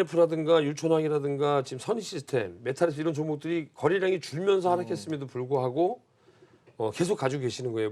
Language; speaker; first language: Korean; native; Korean